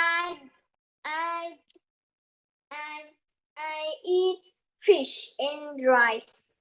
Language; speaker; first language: English; non-native, learner; Vietnamese